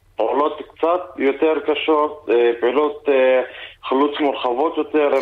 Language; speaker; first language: Hebrew; non-native, local second language; Arabic